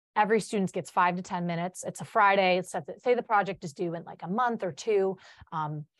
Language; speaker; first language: English; early bilingual, other home language; Polish